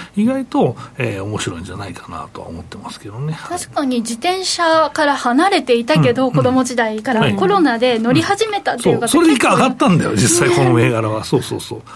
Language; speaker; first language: Japanese; native; Japanese